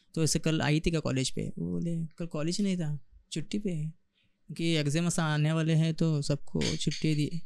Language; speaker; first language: Hindi; non-native, local second language; Telugu